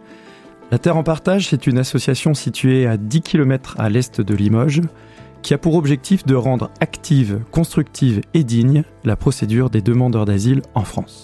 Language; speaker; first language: French; native; French